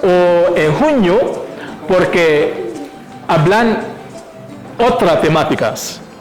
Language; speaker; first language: Spanish; non-native, fluent; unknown